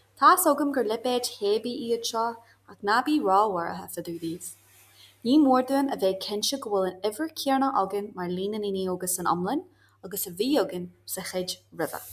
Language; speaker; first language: Irish; native; Irish